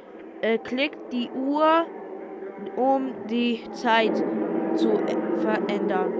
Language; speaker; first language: German; non-native, learner; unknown